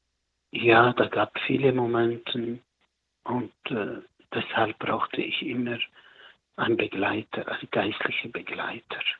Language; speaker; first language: German; non-native, learner; Arabic